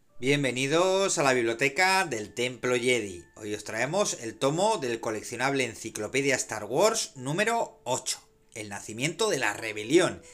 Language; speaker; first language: Spanish; native; Spanish